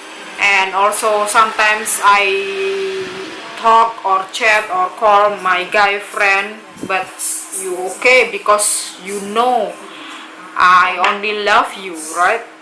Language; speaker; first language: English; non-native, local second language; Indonesian